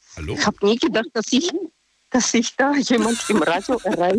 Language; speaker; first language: German; non-native, learner; Russian